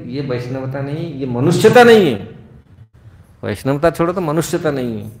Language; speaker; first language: Hindi; non-native, local second language; Odia